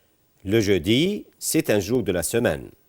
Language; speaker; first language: French; non-native, fluent; Arabic